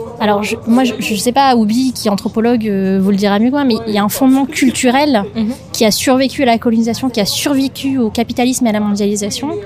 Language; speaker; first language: French; native; French